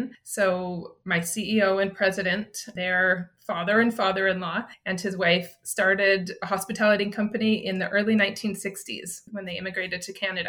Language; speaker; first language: English; native; English